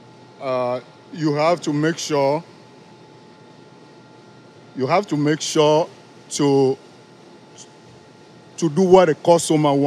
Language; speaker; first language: English; non-native, fluent; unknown